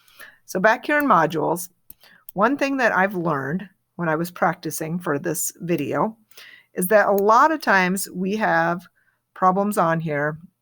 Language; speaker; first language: English; native; English